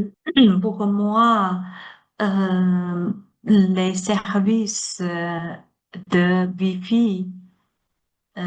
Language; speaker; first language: French; non-native, learner; Chinese